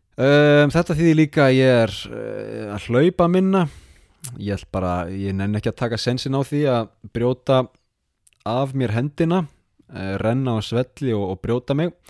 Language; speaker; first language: Icelandic; native; Icelandic